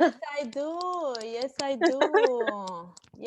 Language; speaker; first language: English; non-native, fluent; Spanish